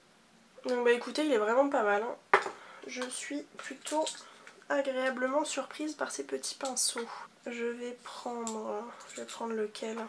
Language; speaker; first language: French; native; French